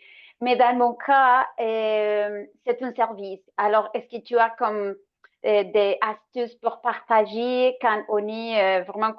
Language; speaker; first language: French; non-native, fluent; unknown